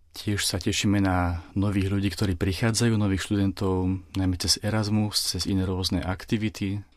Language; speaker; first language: Slovak; native; Slovak